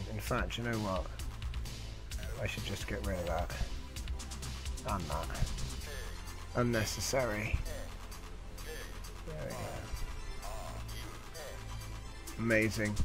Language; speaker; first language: English; native; English